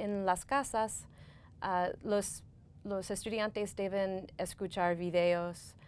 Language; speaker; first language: Spanish; non-native, fluent; English